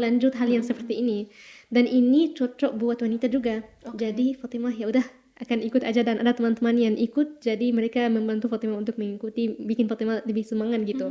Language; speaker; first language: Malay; non-native, fluent; Arabic